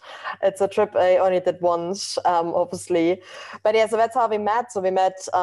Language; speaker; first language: English; non-native, fluent; German